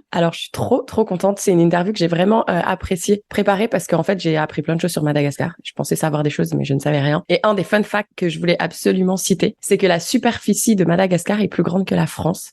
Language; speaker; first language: French; native; French